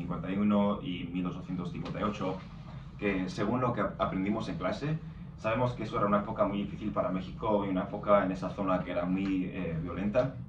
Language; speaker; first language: Spanish; non-native, fluent; English